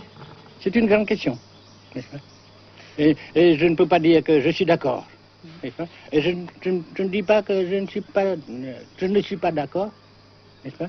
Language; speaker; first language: French; non-native, local second language; Vietnamese